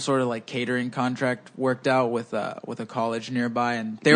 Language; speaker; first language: English; early bilingual, other home language; Spanish